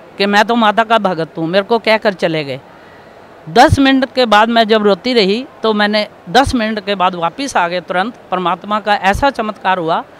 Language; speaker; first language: Hindi; native; Hindi